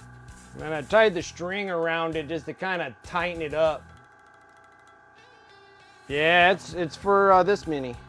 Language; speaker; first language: English; native; English